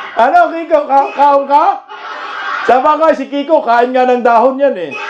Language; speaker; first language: Filipino; non-native, local second language; Cebuano